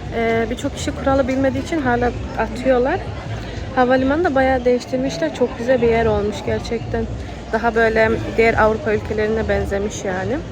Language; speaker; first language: Turkish; early bilingual, heritage; Turkish